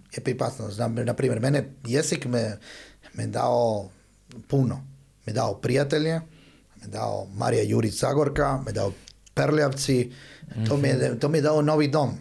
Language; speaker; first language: Bosnian; early bilingual, heritage; Spanish